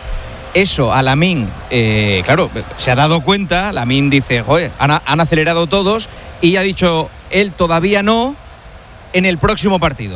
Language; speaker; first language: Spanish; native; Spanish